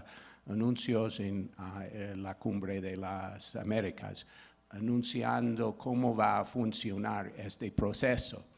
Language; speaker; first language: Spanish; non-native, fluent; English